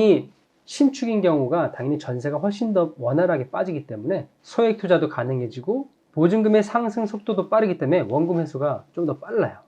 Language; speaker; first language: Korean; native; Korean